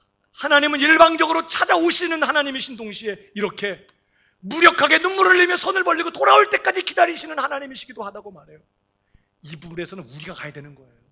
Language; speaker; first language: Korean; native; Korean